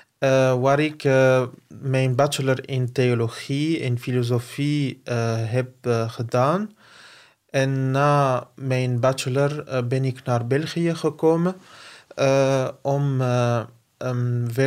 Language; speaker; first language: Dutch; non-native, fluent; Arabic